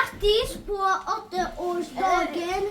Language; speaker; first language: Swedish; early bilingual, other home language; Filipino